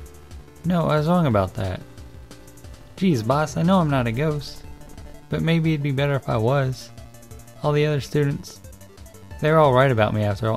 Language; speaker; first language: English; native; English